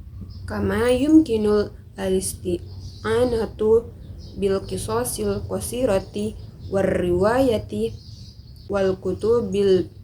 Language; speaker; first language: Arabic; non-native, learner; Indonesian